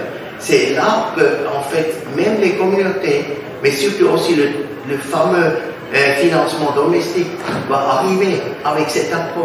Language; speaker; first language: French; non-native, fluent; German